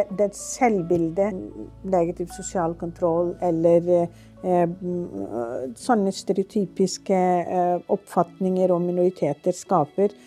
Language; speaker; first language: Norwegian; non-native, fluent; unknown